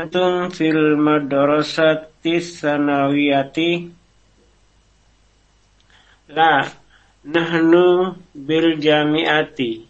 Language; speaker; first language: Arabic; non-native, learner; Indonesian